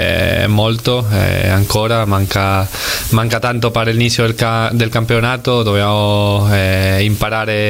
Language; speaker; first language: Italian; non-native, fluent; Spanish